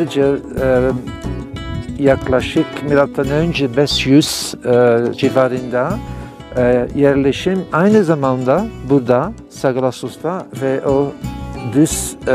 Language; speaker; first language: Turkish; non-native, fluent; Dutch